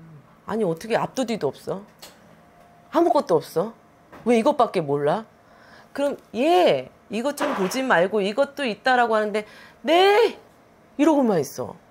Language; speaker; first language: Korean; native; Korean